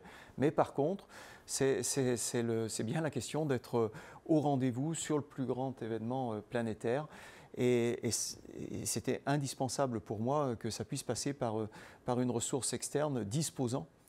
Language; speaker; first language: French; native; French